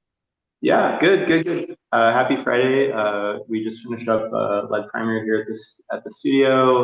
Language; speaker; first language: English; native; English